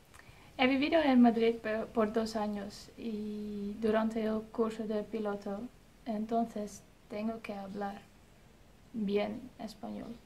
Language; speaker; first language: Spanish; non-native, fluent; Dutch